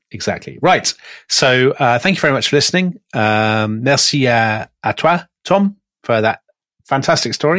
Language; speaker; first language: English; native; English